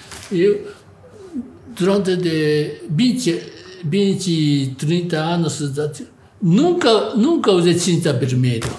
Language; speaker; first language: Portuguese; non-native, learner; Japanese